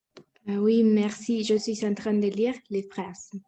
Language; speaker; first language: French; non-native, learner; Spanish